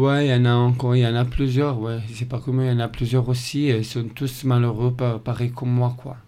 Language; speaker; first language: French; non-native, fluent; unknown